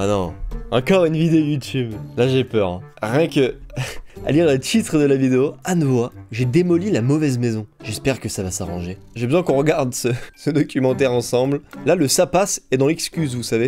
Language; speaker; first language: French; native; French